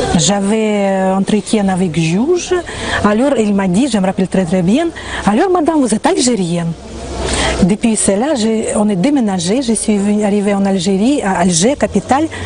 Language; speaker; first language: French; non-native, fluent; Ukrainian